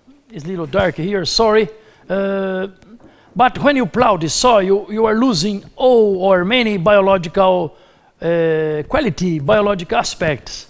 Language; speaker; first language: English; non-native, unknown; Portuguese